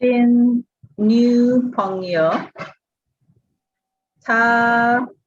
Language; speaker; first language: Chinese; non-native, learner; English